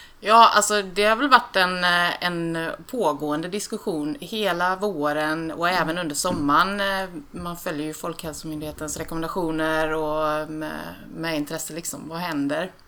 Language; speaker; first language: Swedish; native; Swedish